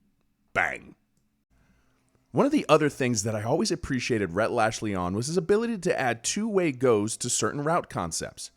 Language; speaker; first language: English; native; English